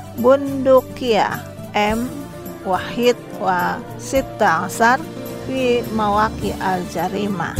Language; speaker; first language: Arabic; non-native, learner; Indonesian